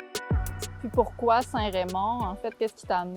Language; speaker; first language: French; native; French